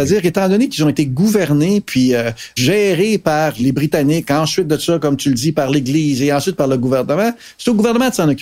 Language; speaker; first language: French; native; French